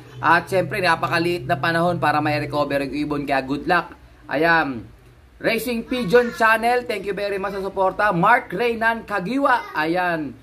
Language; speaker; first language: Filipino; native; Filipino